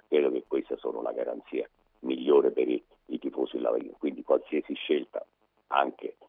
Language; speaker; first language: Italian; native; Italian